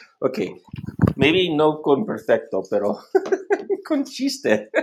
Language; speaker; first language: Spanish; non-native, learner; English